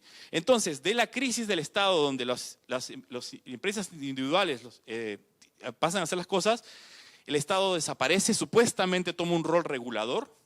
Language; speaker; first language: Spanish; native; Spanish